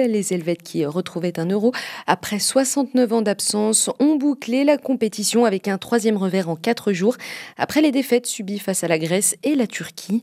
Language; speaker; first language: French; native; French